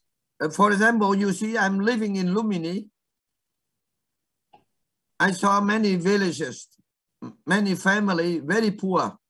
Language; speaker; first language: English; non-native, fluent; Vietnamese